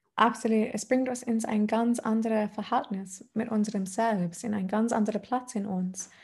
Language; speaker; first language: German; non-native, fluent; English